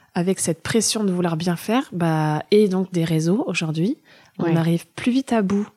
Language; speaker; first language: French; early bilingual, other home language; German